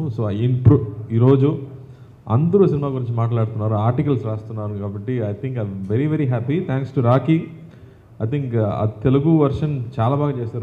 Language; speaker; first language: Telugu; non-native, fluent; Tamil